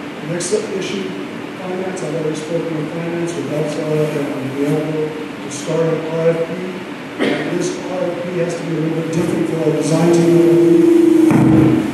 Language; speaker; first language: English; native; English